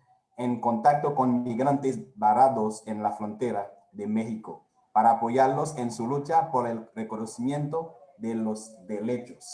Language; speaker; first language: Spanish; non-native, fluent; Haitian Creole